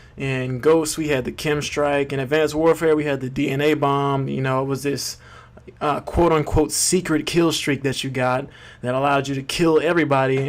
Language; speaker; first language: English; native; English